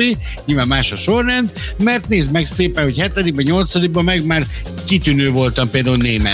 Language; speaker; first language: Hungarian; native; Hungarian